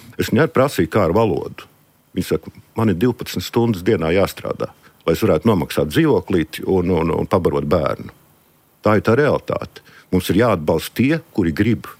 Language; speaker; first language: Latvian; non-native, local second language; Russian